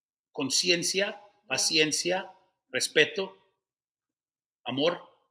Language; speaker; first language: Spanish; early bilingual, heritage; Spanish